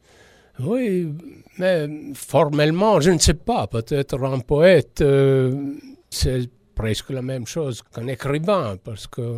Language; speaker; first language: French; non-native, fluent; Estonian